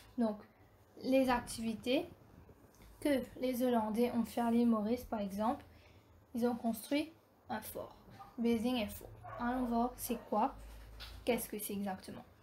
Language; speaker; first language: French; non-native, local second language; Morisyen